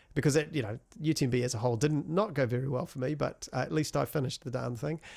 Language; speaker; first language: English; native; English